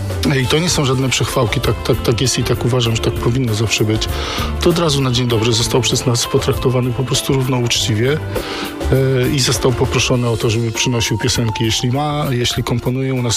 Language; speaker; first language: Polish; native; Polish